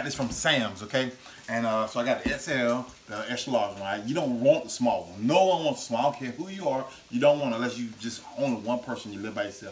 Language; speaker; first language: English; native; English